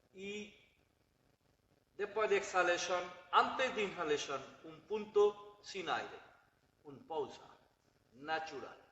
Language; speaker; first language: Spanish; non-native, learner; Bangla